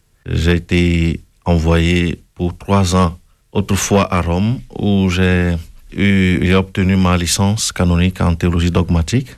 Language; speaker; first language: French; non-native, local second language; Ewe